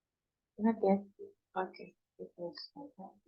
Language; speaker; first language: English; non-native, fluent; Indonesian